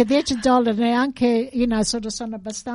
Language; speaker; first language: Italian; early bilingual, heritage; English